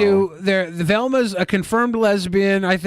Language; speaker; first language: English; native; English